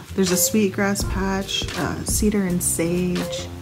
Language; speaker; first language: English; native; English